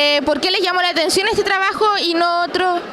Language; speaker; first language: Spanish; native; Spanish